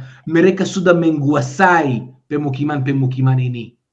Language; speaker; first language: Indonesian; non-native, fluent; Hebrew